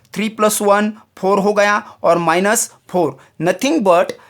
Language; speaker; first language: Hindi; non-native, local second language; Marathi